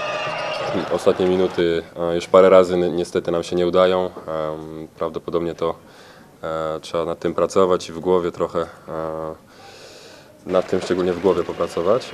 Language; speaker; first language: Polish; native; Polish